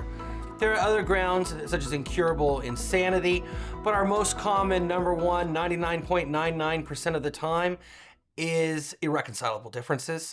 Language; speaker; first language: English; native; English